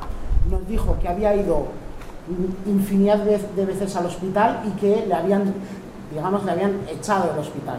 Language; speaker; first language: Spanish; native; Spanish